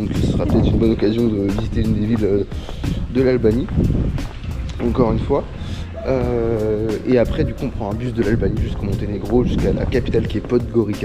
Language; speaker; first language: French; native; French